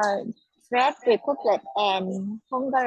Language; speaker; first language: English; non-native, learner; Vietnamese